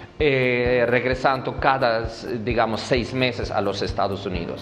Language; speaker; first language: Spanish; non-native, fluent; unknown